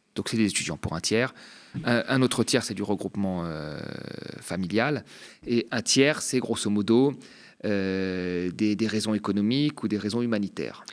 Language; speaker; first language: French; native; French